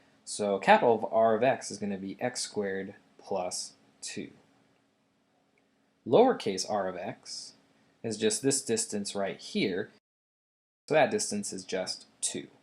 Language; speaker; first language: English; native; English